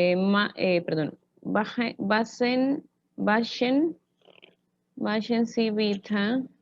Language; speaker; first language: German; non-native, learner; Spanish